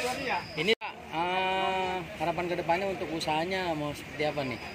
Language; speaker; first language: Indonesian; native; Indonesian